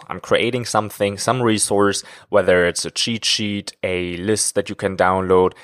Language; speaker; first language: English; non-native, fluent; German